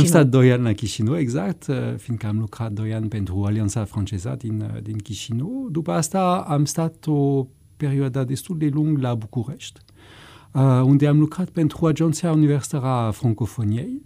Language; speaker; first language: Romanian; non-native, fluent; French